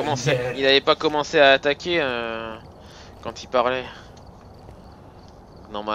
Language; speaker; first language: French; native; French